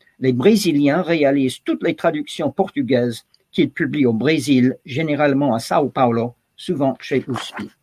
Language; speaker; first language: French; non-native, fluent; English